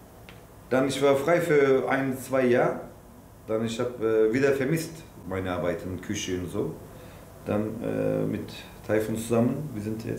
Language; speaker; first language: German; non-native, learner; Turkish